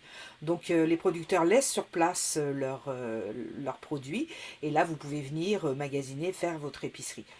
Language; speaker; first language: French; native; French